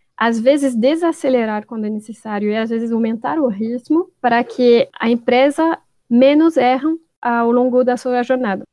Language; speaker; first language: Portuguese; non-native, fluent; French